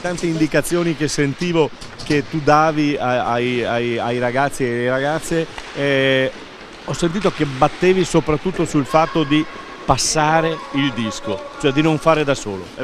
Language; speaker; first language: Italian; native; Italian